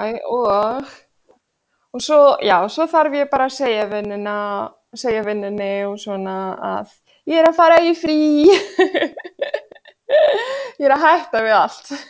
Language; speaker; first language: Icelandic; non-native, fluent; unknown